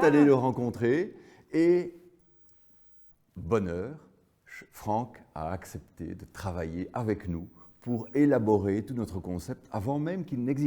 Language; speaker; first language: French; native; French